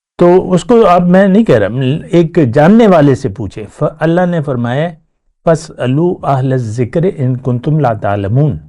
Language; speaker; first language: Urdu; non-native, local second language; Pashto